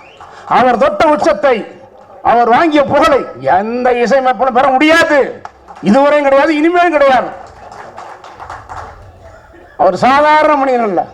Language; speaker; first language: Tamil; native; Tamil